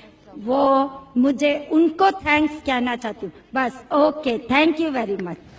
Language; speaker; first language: Hindi; non-native, local second language; Marathi